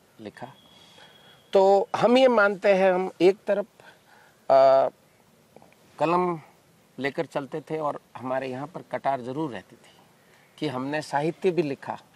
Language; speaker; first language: Hindi; native; Hindi